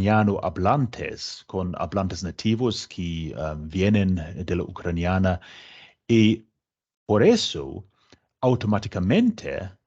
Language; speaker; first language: Spanish; non-native, fluent; English